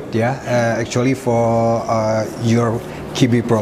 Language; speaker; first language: English; non-native, learner; Indonesian